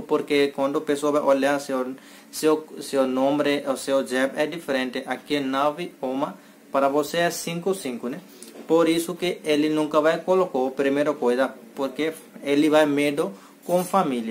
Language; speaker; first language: Portuguese; non-native, learner; Hindi